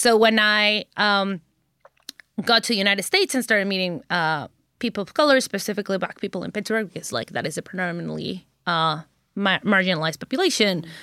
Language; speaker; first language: English; non-native, fluent; Spanish